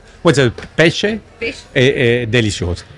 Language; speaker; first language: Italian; non-native, learner; English